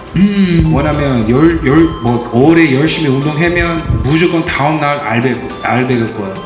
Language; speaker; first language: Korean; non-native, fluent; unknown